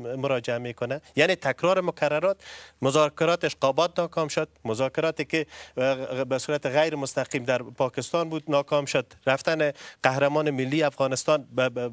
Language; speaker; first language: Persian; native; Persian